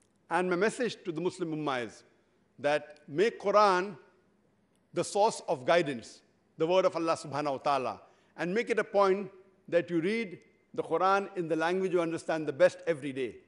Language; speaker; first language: English; non-native, local second language; Urdu